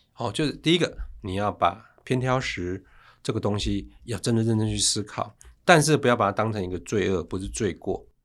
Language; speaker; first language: Chinese; native; Chinese